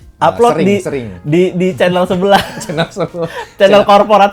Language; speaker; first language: Indonesian; native; Indonesian